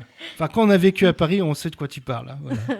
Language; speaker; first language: French; native; French